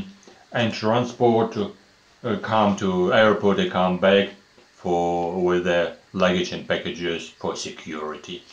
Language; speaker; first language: English; non-native, fluent; Russian